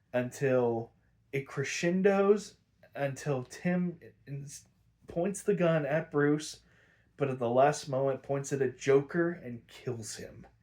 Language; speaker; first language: English; native; English